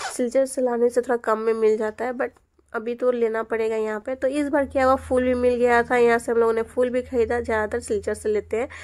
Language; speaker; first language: Hindi; non-native, local second language; Bangla